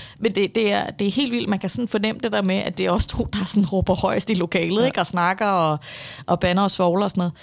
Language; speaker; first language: Danish; early bilingual, other home language; Persian